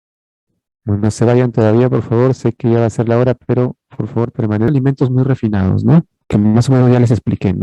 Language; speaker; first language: Spanish; native; Spanish